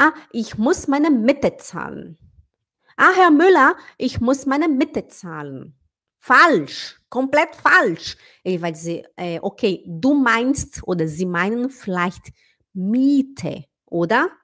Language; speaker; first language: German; non-native, fluent; Portuguese